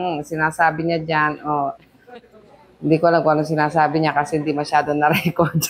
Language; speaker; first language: Filipino; non-native, local second language; Pampanga